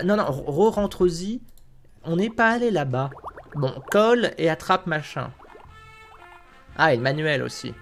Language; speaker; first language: French; native; French